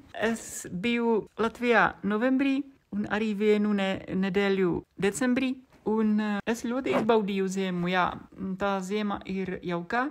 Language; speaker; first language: Latvian; non-native, fluent; Czech